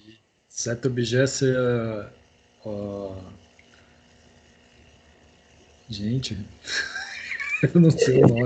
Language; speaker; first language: French; non-native, learner; Portuguese